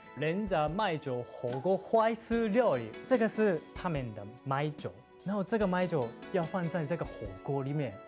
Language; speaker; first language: Chinese; non-native, fluent; Japanese